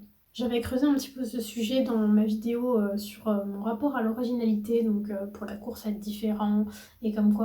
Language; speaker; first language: French; native; French